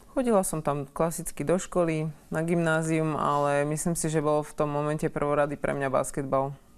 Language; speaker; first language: Slovak; native; Slovak